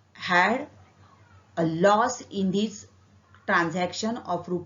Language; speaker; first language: English; non-native, local second language; Marathi